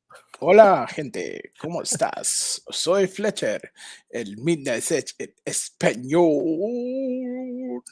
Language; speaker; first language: Spanish; non-native, learner; English